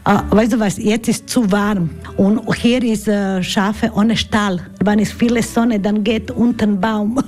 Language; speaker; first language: German; non-native, learner; Croatian